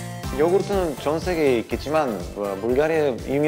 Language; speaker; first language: Korean; non-native, learner; Bulgarian